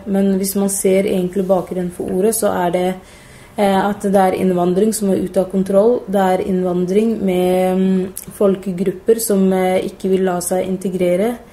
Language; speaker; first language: Norwegian; early bilingual, other home language; Somali